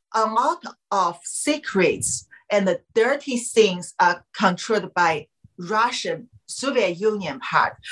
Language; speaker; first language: English; non-native, fluent; Chinese